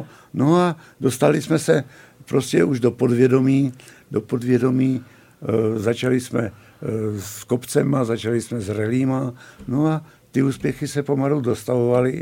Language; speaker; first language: Czech; native; Czech